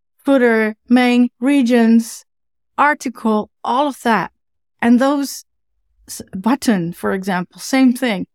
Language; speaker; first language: English; non-native, fluent; Dutch